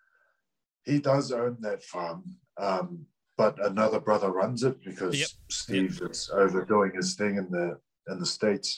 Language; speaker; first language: English; native; English